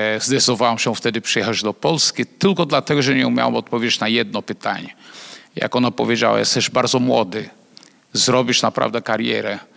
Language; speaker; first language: Polish; non-native, fluent; Portuguese